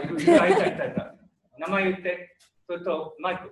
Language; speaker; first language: Japanese; native; Japanese